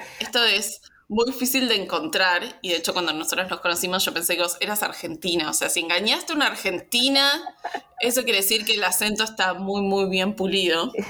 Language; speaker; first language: Spanish; native; Spanish